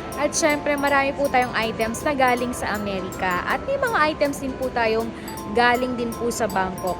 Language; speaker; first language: Filipino; native; Filipino